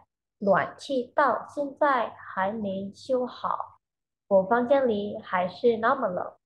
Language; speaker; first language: Chinese; non-native, fluent; Indonesian